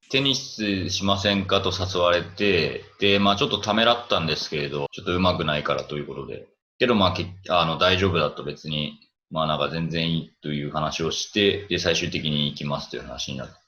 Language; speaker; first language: Japanese; native; Japanese